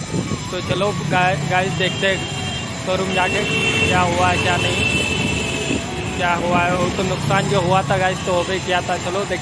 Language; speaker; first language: Hindi; native; Hindi